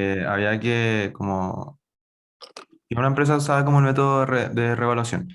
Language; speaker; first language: Spanish; native; Spanish